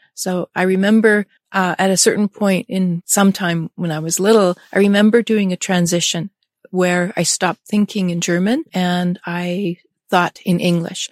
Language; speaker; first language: English; early bilingual, other home language; German